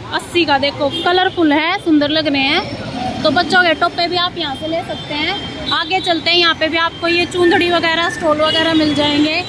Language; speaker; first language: Hindi; native; Hindi